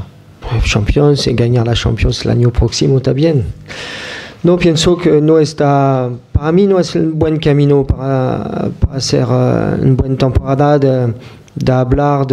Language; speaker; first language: Spanish; non-native, fluent; French